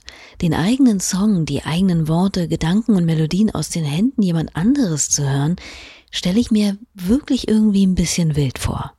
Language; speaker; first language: German; native; German